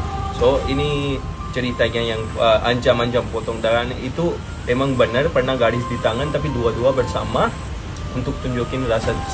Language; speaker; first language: Indonesian; non-native, fluent; Hindi